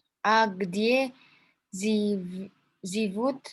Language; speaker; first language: Russian; non-native, learner; Indonesian